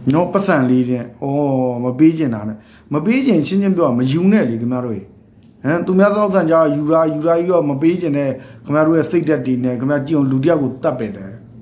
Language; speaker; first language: Burmese; native; Burmese